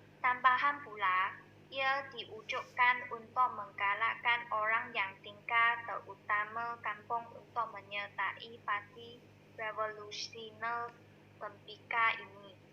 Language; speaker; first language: Malay; non-native, local second language; Chinese